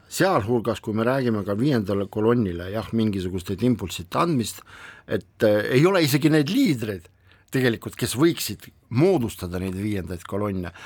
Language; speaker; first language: Estonian; non-native, local second language; Russian